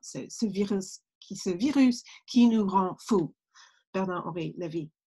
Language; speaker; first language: French; non-native, fluent; English